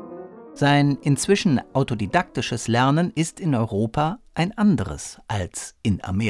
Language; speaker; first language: German; native; German